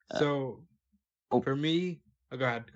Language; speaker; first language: English; native; English